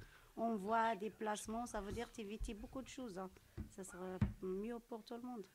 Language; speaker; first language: French; non-native, local second language; Arabic